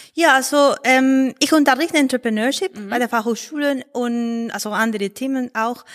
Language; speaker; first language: German; non-native, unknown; Spanish